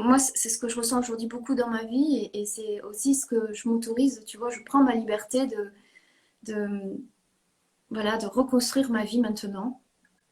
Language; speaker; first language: French; native; French